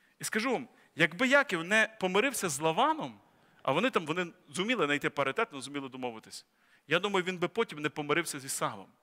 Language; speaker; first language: Ukrainian; native; Ukrainian